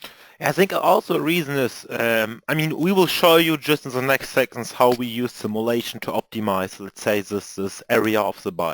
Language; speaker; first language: English; non-native, fluent; German